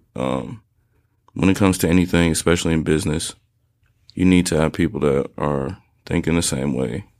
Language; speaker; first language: English; native; English